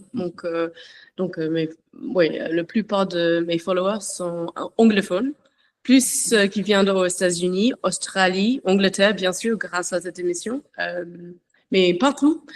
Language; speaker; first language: French; non-native, learner; English